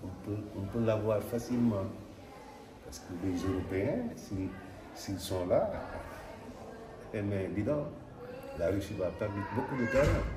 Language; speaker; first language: French; non-native, local second language; Wolof